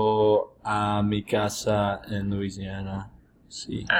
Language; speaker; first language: Spanish; non-native, learner; English